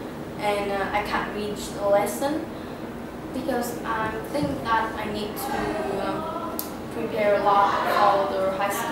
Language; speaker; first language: English; non-native, learner; Vietnamese